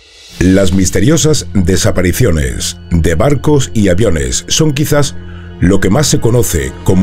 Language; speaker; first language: Spanish; native; Spanish